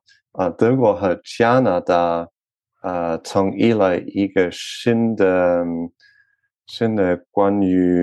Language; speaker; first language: Chinese; non-native, learner; French